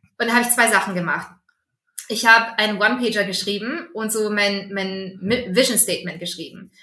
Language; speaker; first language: German; early bilingual, other home language; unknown